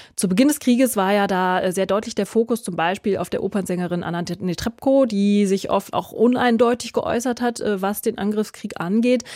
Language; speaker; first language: German; native; German